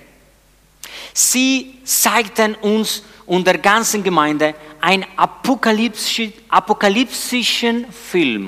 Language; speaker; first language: German; non-native, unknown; Spanish